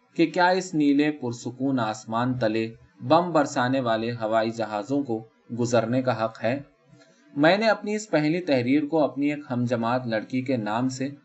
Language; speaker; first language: Urdu; native; Urdu